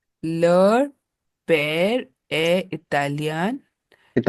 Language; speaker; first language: French; non-native, learner; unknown